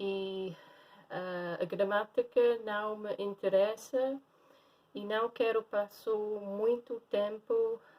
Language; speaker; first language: Portuguese; non-native, fluent; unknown